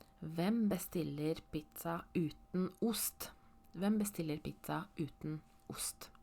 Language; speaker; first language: Norwegian; non-native, fluent; Polish